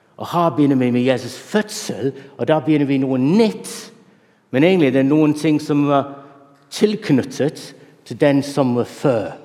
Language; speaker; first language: Norwegian; non-native, fluent; English